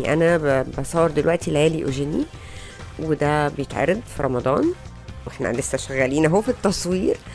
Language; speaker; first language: Arabic; native; Arabic